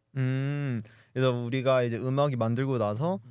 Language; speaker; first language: Korean; early bilingual, other home language; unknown